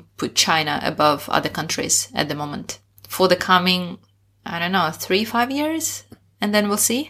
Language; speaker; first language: English; non-native, fluent; Russian